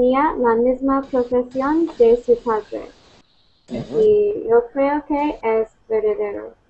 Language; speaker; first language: Spanish; non-native, learner; English